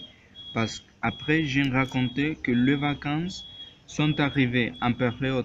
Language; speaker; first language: French; non-native, learner; Spanish